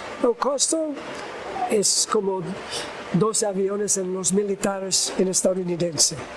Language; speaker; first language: Spanish; non-native, learner; English